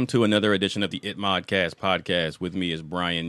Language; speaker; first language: English; native; English